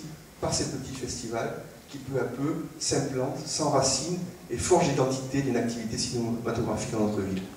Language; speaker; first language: French; native; French